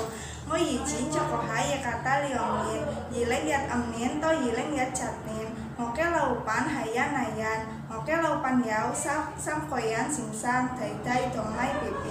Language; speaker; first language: Cantonese; non-native, learner; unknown